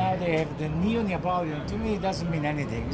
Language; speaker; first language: English; non-native, fluent; Italian